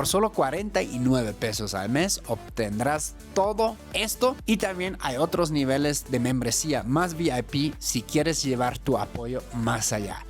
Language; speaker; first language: Spanish; native; Spanish